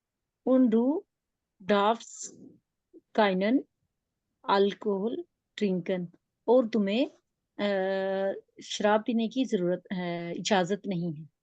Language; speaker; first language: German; non-native, learner; Urdu